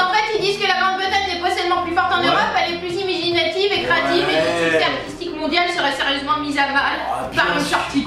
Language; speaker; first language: French; native; French